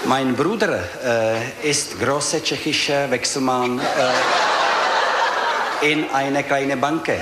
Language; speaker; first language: German; non-native, learner; Czech